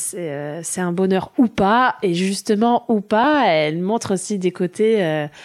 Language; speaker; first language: French; early bilingual, other home language; German